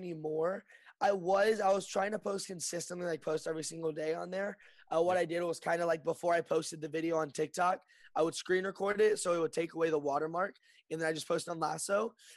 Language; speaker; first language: English; native; English